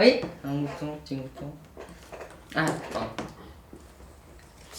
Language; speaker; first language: French; native; French